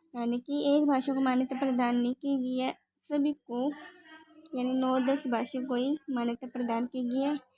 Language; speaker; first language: Hindi; native; Hindi